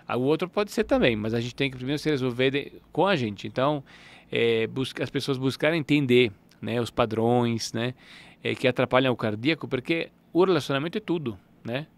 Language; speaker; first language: Portuguese; non-native, fluent; Italian